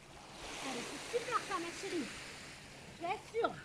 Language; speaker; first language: French; native; French